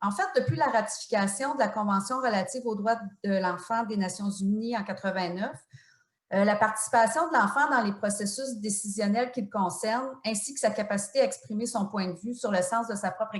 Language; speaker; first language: French; native; French